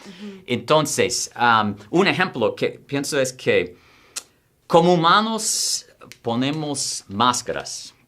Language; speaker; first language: Spanish; non-native, fluent; English